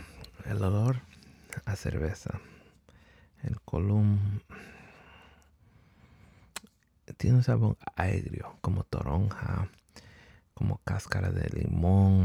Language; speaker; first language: Spanish; early bilingual, heritage; Spanish